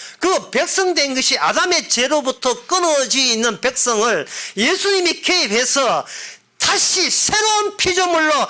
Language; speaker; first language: Korean; native; Korean